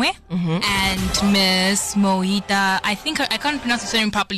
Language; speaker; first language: English; non-native, local second language; Swati